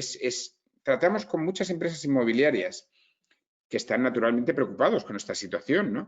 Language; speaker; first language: Spanish; native; Spanish